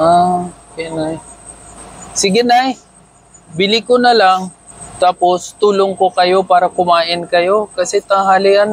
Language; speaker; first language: Filipino; non-native, learner; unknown